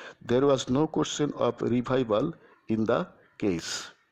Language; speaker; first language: English; non-native, local second language; Bangla